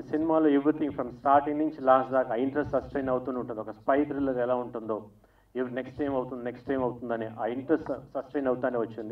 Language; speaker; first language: Telugu; native; Telugu